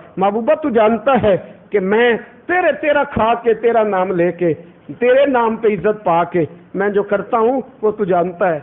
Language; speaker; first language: Urdu; non-native, local second language; Punjabi